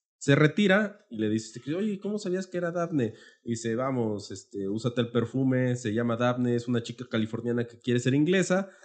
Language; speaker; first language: Spanish; native; Spanish